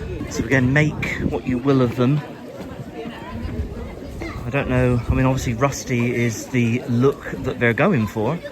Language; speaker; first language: English; native; English